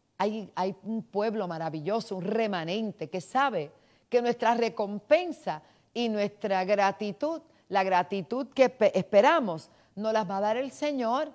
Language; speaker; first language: Spanish; native; Spanish